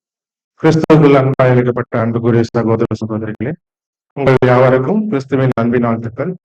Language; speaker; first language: Tamil; native; Tamil